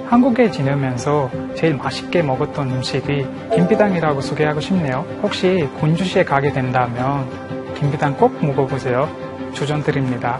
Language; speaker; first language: Korean; non-native, fluent; Sinhala